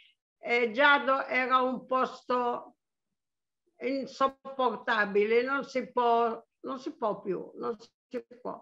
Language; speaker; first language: Italian; non-native, local second language; Arabic